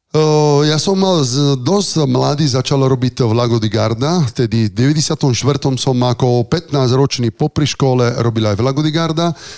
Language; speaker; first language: Slovak; non-native, fluent; Italian